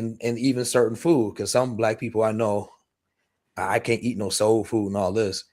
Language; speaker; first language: English; native; English